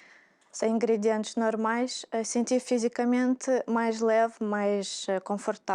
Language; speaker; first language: Portuguese; non-native, fluent; Russian